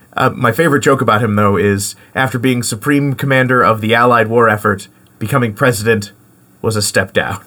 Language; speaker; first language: English; native; English